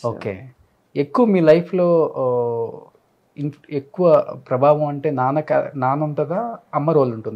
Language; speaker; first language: Telugu; native; Telugu